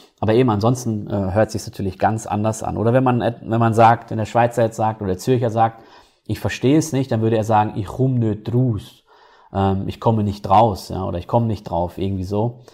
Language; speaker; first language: German; native; German